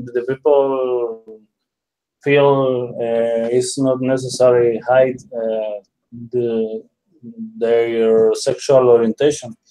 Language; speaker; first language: English; non-native, learner; Spanish